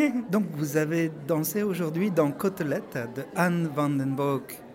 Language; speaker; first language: French; native; French